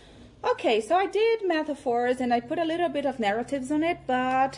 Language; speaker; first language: English; non-native, fluent; Portuguese